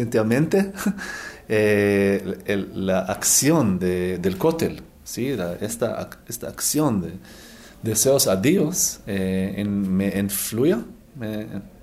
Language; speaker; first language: Spanish; non-native, learner; Hebrew